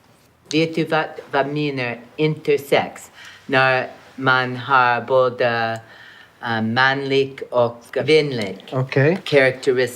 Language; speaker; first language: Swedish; non-native, fluent; English